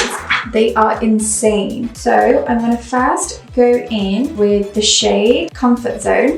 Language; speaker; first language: English; native; English